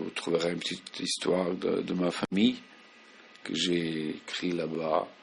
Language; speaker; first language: French; non-native, fluent; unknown